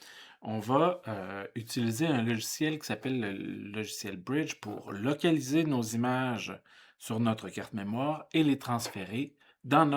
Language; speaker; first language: French; native; French